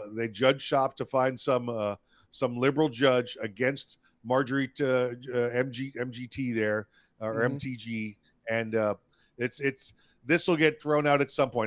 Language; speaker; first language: English; native; English